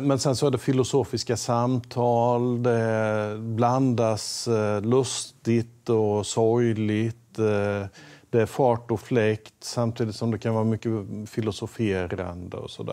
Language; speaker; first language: Swedish; native; Swedish